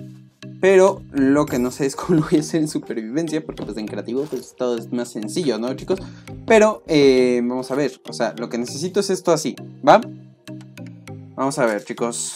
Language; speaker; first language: Spanish; native; Spanish